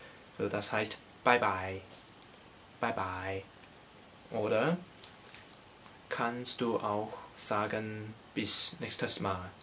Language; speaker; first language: German; non-native, learner; Cantonese